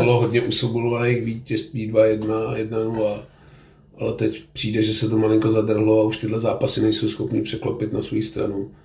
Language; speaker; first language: Czech; native; Czech